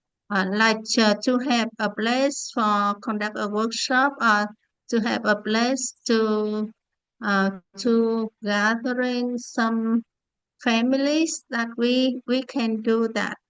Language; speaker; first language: English; non-native, learner; Vietnamese